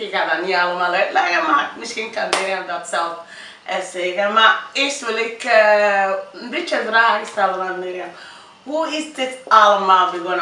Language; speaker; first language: Dutch; non-native, fluent; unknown